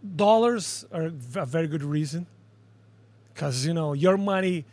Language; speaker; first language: English; non-native, fluent; Portuguese